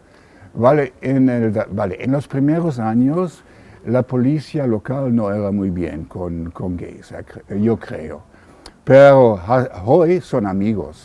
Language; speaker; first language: Spanish; non-native, learner; German